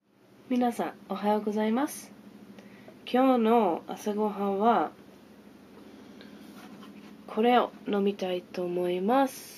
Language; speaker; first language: Japanese; non-native, fluent; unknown